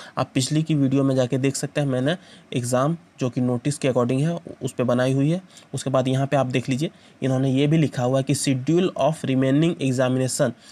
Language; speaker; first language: Hindi; native; Hindi